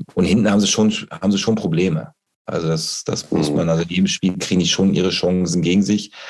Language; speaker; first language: German; native; German